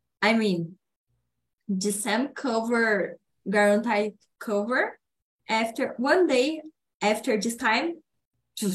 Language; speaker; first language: English; non-native, learner; Portuguese